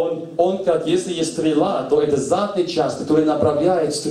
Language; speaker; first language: Russian; native; Russian